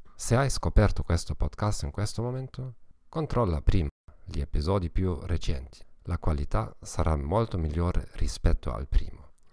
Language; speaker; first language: Italian; non-native, learner; German